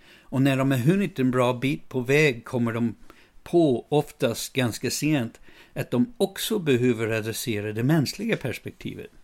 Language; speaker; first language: Swedish; non-native, fluent; English